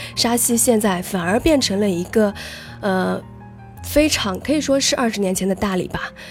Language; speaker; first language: Chinese; native; Chinese